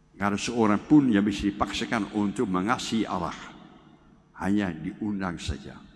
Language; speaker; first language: Malay; non-native, fluent; Dutch